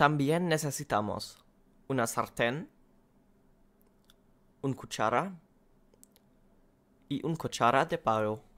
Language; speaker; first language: Spanish; non-native, learner; German